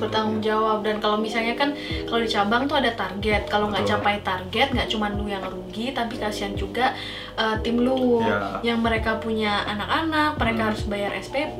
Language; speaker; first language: Indonesian; native; Indonesian